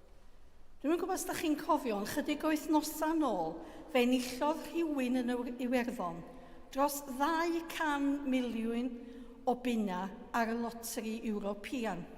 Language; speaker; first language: Welsh; native; Welsh